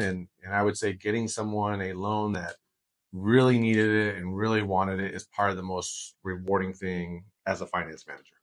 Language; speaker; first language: English; native; English